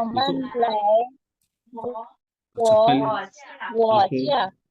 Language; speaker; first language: Chinese; non-native, learner; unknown